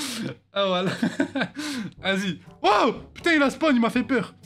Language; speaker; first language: French; native; French